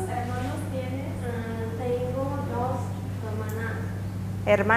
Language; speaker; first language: Spanish; non-native, learner; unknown